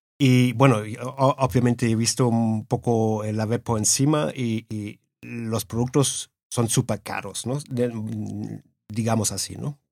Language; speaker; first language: Spanish; early bilingual, heritage; Spanish